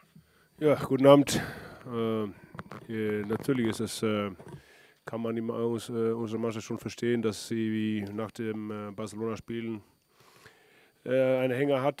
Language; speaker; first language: German; non-native, fluent; Icelandic